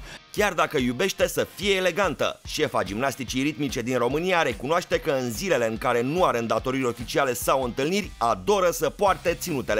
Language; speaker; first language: Romanian; native; Romanian